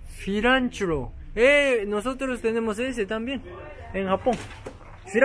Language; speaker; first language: Spanish; non-native, learner; Japanese